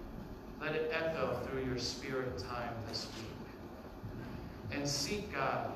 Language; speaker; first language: English; native; English